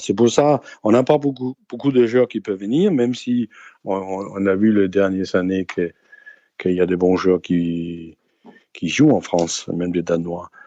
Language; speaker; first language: French; non-native, fluent; Danish